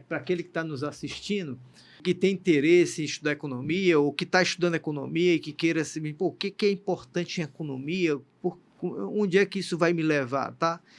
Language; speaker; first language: Portuguese; native; Portuguese